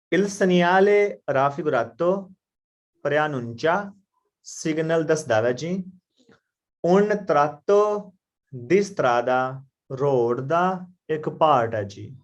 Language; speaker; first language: Italian; non-native, learner; Punjabi